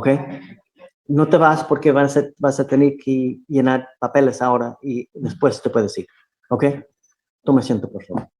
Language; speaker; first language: Spanish; non-native, fluent; English